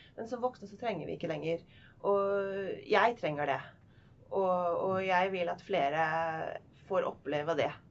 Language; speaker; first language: Norwegian; non-native, fluent; English